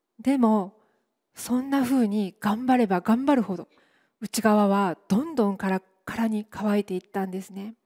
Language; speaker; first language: Japanese; native; Japanese